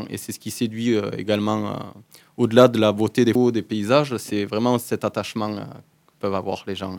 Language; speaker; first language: French; native; French